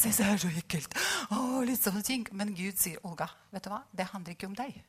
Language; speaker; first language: Norwegian; non-native, fluent; Russian